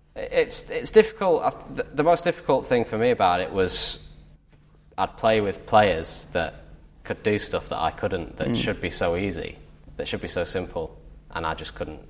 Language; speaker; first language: English; native; English